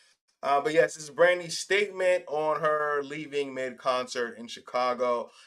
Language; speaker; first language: English; native; English